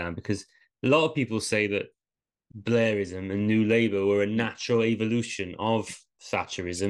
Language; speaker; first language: English; native; English